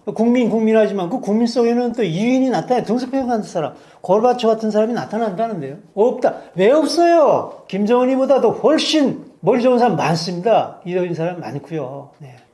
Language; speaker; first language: Korean; native; Korean